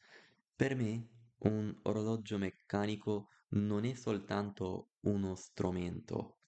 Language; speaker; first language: Italian; non-native, learner; Bulgarian